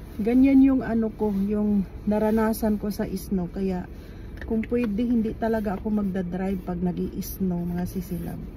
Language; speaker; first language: Filipino; non-native, local second language; Cebuano